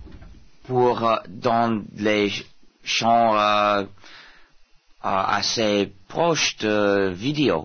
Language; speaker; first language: French; non-native, fluent; English